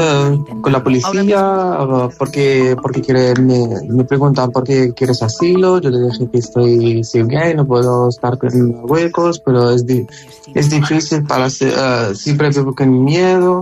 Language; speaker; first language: Spanish; non-native, learner; Arabic